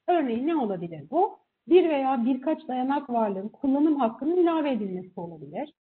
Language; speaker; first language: Turkish; native; Turkish